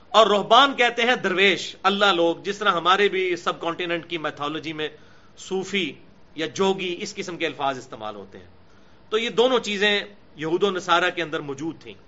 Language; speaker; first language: Urdu; non-native, local second language; Punjabi